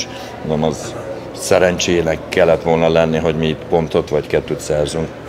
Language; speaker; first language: Hungarian; non-native, fluent; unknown